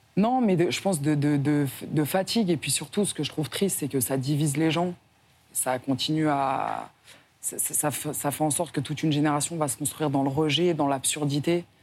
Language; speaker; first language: French; native; French